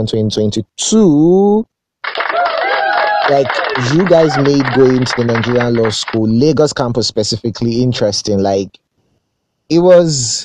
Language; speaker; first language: English; non-native, local second language; Yoruba